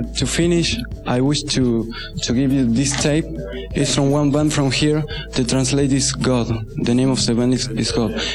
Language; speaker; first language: English; non-native, learner; Spanish